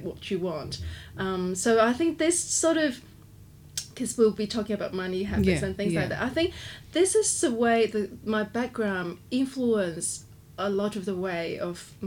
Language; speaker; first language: English; non-native, local second language; Cantonese